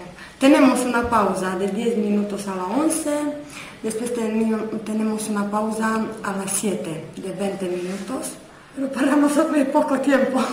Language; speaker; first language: Spanish; non-native, learner; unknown